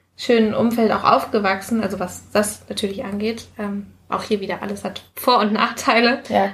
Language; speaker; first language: German; early bilingual, other home language; Spanish